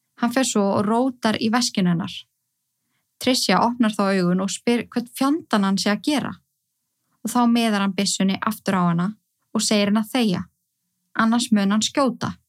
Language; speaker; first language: Icelandic; native; Icelandic